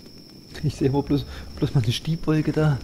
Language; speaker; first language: German; native; German